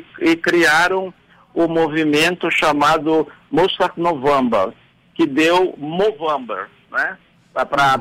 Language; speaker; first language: Portuguese; native; Portuguese